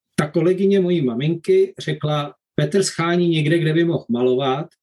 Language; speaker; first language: Czech; native; Czech